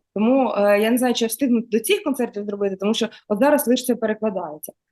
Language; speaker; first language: Ukrainian; native; Ukrainian